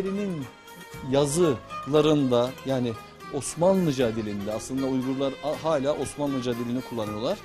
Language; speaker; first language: Turkish; native; Turkish